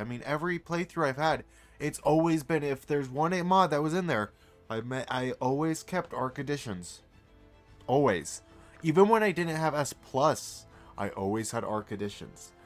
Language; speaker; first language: English; native; English